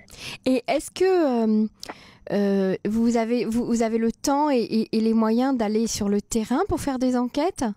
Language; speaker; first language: French; native; French